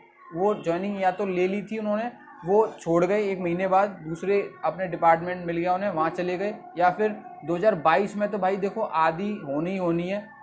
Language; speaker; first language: Hindi; native; Hindi